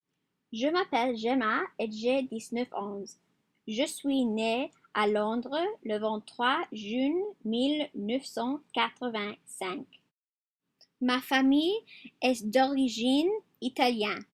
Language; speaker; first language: French; non-native, learner; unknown